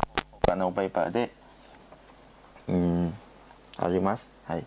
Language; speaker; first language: Japanese; non-native, learner; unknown